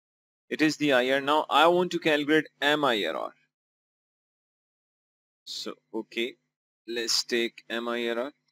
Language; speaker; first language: English; non-native, local second language; Urdu